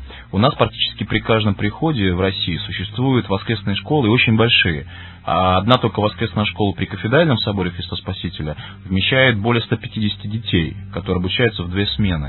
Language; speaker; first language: Russian; native; Russian